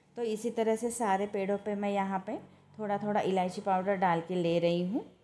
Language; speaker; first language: Hindi; non-native, local second language; Marathi